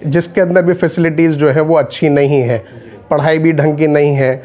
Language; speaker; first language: Hindi; native; Hindi